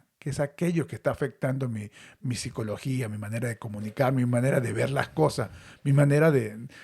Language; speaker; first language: Spanish; native; Spanish